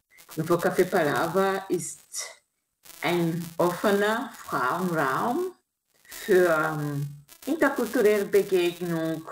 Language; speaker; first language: German; non-native, fluent; Kinyarwanda